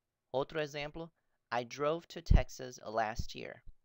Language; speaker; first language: English; non-native, fluent; Portuguese